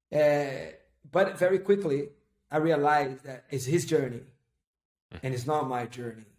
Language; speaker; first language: English; non-native, fluent; Portuguese